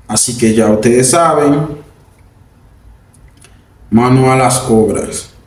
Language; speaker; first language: Spanish; non-native, fluent; Haitian Creole